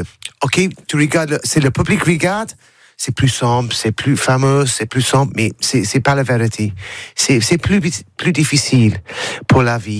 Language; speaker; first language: French; non-native, learner; English